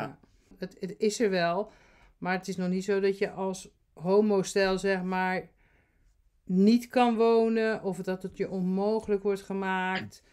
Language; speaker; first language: Dutch; native; Dutch